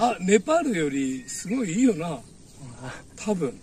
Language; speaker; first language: Japanese; native; Japanese